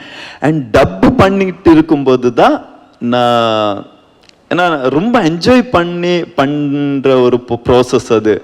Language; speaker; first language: Tamil; non-native, learner; Kannada